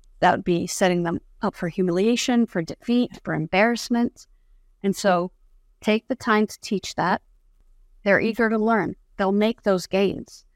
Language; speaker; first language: English; non-native, fluent; Arabic